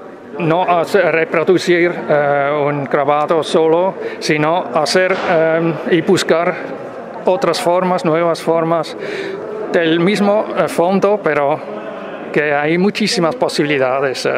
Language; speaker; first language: Spanish; non-native, fluent; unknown